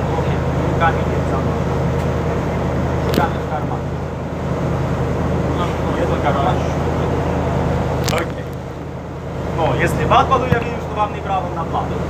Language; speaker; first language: Russian; non-native, learner; Arabic